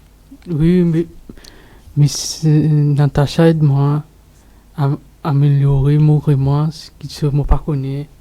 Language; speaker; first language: French; non-native, local second language; Morisyen